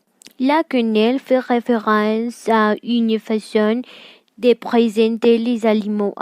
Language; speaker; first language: French; non-native, learner; Spanish